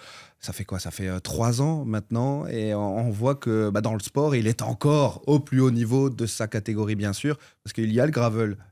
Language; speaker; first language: French; native; French